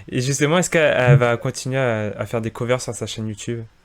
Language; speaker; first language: French; native; French